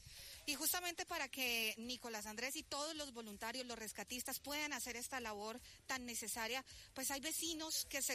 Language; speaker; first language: Spanish; native; Spanish